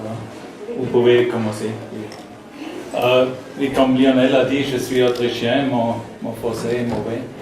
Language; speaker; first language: French; non-native, learner; German